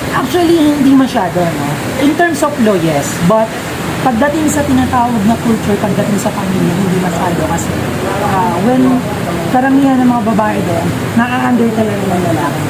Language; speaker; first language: Filipino; early bilingual, heritage; Filipino